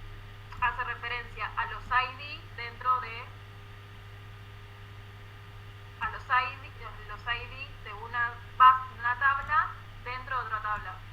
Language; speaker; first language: Spanish; native; Spanish